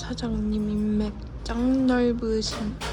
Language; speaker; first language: Korean; native; Korean